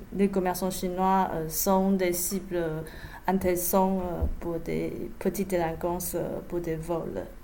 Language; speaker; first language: French; non-native, fluent; Chinese